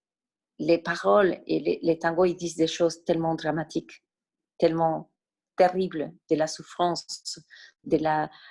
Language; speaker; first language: French; non-native, fluent; Spanish